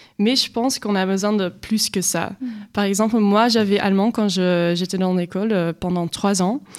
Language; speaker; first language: French; non-native, local second language; Dutch